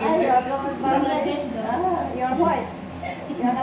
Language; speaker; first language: English; non-native, learner; Filipino